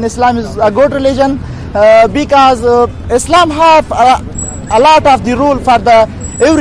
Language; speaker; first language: English; non-native, learner; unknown